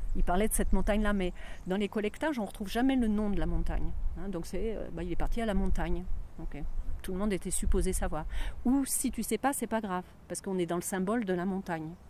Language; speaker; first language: French; native; French